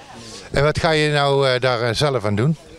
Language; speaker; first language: Dutch; native; Dutch